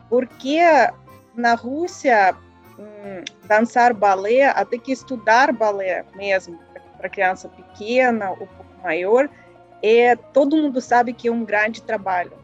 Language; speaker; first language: Portuguese; non-native, learner; Russian